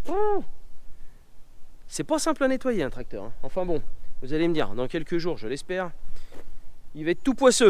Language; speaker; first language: French; native; French